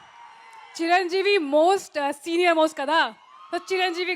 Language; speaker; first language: Telugu; non-native, fluent; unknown